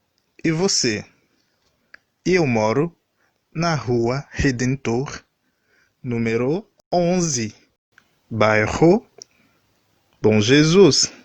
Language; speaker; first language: Portuguese; non-native, learner; Haitian Creole